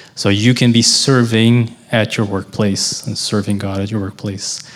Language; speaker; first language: English; non-native, fluent; Portuguese